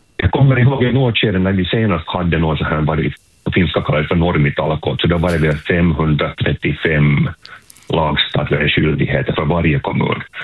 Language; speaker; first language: Swedish; native; Swedish